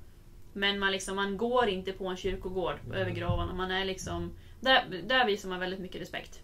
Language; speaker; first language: Swedish; native; Swedish